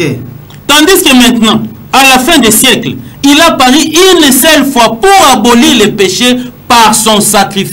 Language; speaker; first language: French; non-native, local second language; Lingala